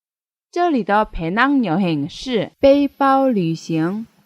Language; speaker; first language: Chinese; non-native, fluent; Korean